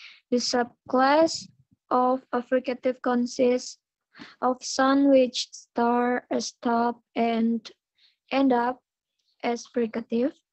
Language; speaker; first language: English; non-native, learner; Indonesian